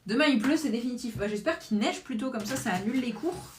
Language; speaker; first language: French; native; French